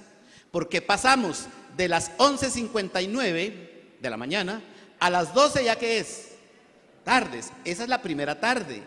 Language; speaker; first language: Spanish; native; Spanish